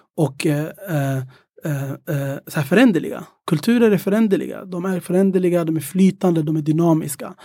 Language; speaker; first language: Swedish; early bilingual, other home language; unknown